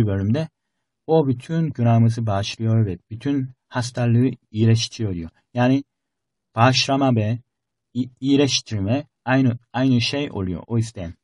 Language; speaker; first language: Turkish; non-native, fluent; Korean